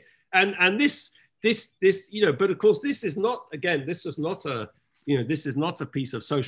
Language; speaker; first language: English; native; English